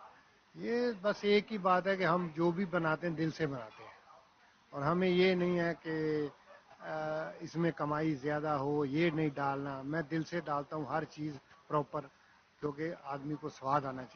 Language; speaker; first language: Hindi; native; Hindi